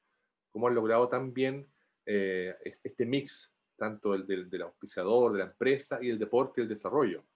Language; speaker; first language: Spanish; native; Spanish